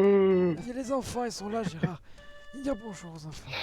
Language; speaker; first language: French; native; French